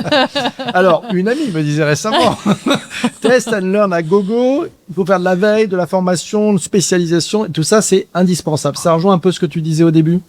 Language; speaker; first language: French; native; French